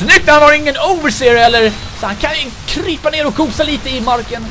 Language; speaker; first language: Swedish; native; Swedish